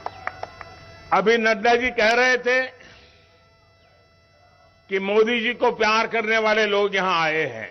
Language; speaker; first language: Hindi; non-native, local second language; Gujarati